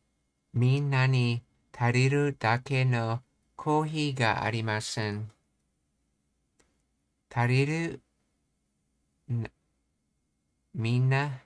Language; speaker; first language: Japanese; non-native, learner; English